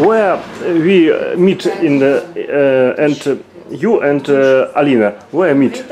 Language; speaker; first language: English; non-native, learner; Russian